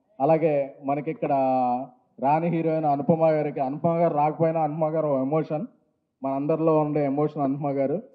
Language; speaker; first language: Telugu; native; Telugu